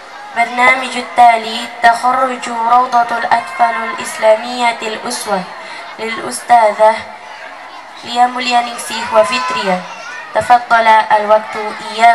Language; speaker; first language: Arabic; non-native, learner; Indonesian